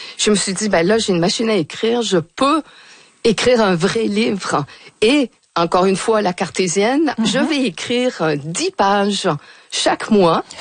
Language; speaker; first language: French; native; French